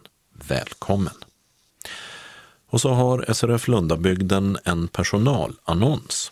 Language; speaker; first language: Swedish; native; Swedish